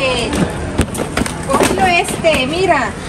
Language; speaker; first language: Spanish; non-native, learner; Filipino